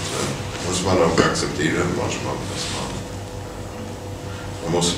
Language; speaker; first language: German; non-native, fluent; Swedish